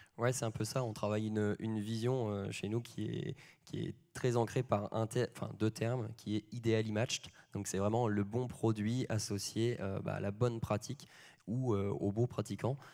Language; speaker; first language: French; native; French